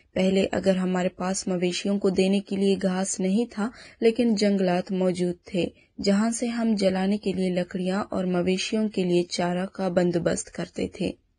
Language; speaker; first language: Urdu; non-native, local second language; Baluchi